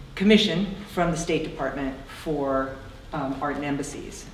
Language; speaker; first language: English; native; English